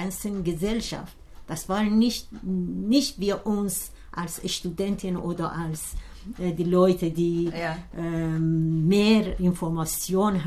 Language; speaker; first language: German; non-native, learner; Persian